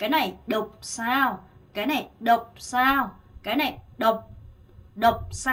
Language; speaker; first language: Vietnamese; non-native, fluent; Korean